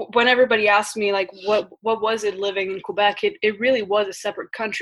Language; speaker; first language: English; early bilingual, other home language; French